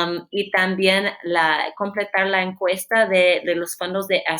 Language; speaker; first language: Spanish; non-native, fluent; English